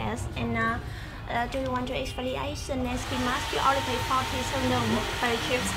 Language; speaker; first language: English; non-native, learner; Chinese